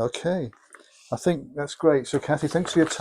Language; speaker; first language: English; native; English